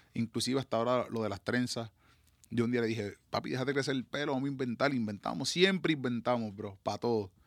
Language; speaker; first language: Spanish; native; Spanish